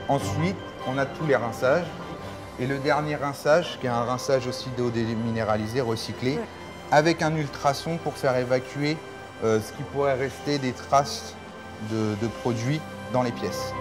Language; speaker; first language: French; native; French